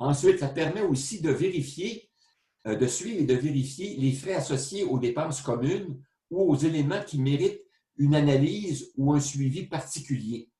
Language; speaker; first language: French; native; French